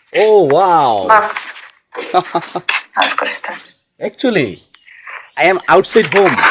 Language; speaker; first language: English; non-native, learner; Bangla